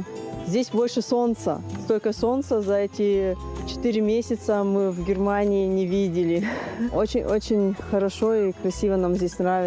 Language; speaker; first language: Russian; non-native, learner; German